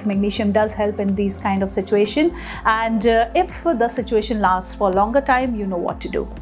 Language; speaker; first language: English; non-native, local second language; Hindi